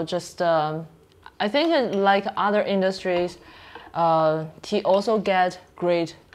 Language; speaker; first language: English; non-native, fluent; Chinese